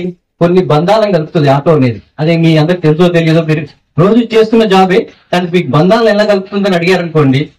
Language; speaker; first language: Telugu; native; Telugu